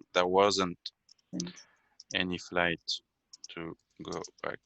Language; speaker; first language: English; non-native, fluent; French